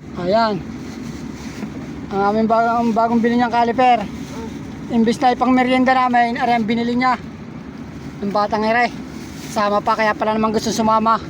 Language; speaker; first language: Filipino; native; Filipino